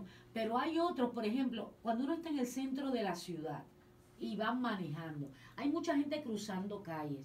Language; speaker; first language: Spanish; native; Spanish